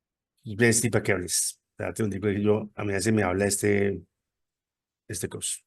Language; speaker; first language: Spanish; native; Spanish